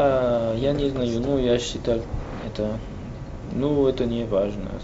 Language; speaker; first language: Russian; non-native, learner; French